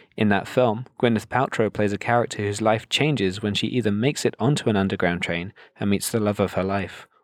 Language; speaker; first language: English; native; English